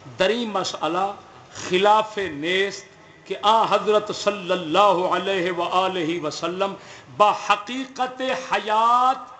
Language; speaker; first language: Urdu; non-native, local second language; Punjabi